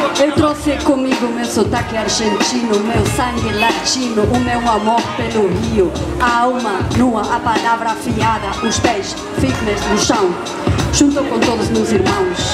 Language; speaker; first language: Portuguese; non-native, fluent; Spanish